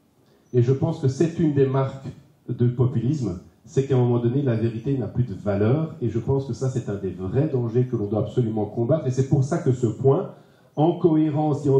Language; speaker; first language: French; native; French